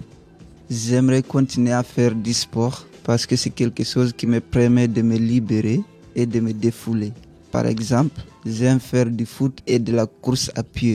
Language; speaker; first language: French; non-native, learner; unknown